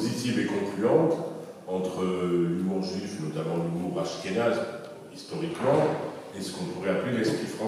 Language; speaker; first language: French; native; French